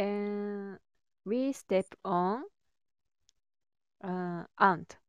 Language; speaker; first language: English; non-native, learner; Japanese